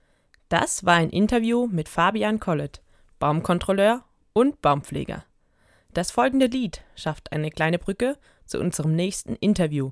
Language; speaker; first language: German; native; German